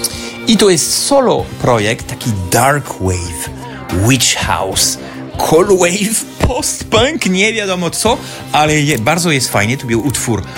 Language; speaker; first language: Polish; non-native, fluent; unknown